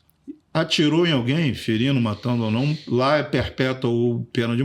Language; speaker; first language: Portuguese; native; Portuguese